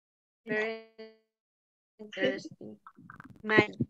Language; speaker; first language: English; non-native, learner; Spanish